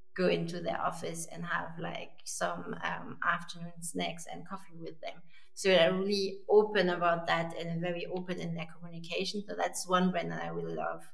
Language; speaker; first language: English; non-native, fluent; French